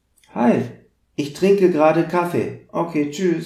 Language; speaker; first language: German; non-native, fluent; English